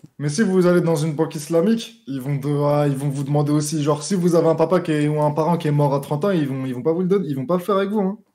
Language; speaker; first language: French; native; French